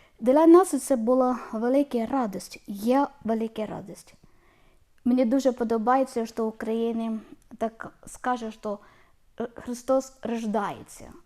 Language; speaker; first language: Ukrainian; non-native, learner; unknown